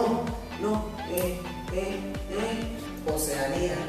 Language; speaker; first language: Spanish; native; Spanish